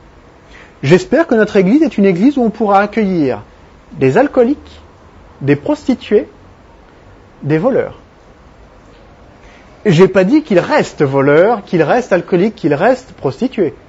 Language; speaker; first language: French; native; French